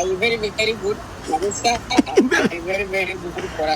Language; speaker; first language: English; non-native, learner; Spanish